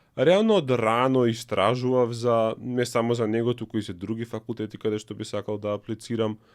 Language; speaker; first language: Macedonian; native; Macedonian